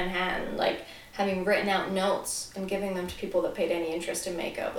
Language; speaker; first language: English; native; English